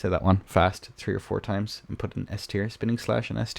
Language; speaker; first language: English; native; English